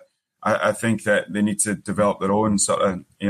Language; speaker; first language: English; native; English